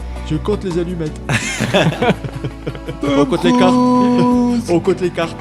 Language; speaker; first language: French; native; French